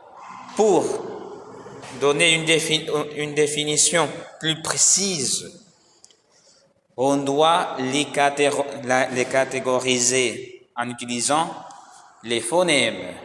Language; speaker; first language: French; non-native, learner; Spanish